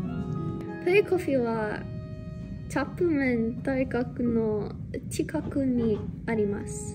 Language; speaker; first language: Japanese; non-native, learner; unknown